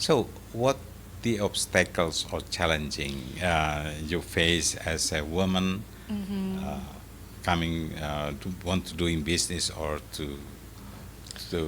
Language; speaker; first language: English; non-native, fluent; Indonesian